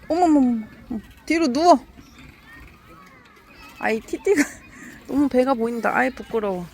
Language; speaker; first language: Korean; native; Korean